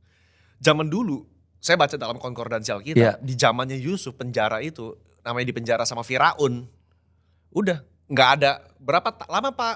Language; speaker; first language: Indonesian; native; Indonesian